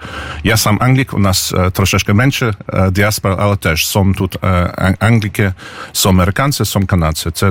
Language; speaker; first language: Polish; early bilingual, heritage; English